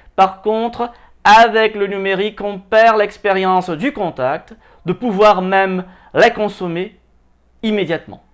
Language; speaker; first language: French; non-native, fluent; Portuguese